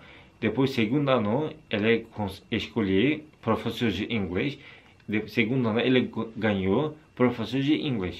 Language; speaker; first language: Portuguese; non-native, learner; Turkish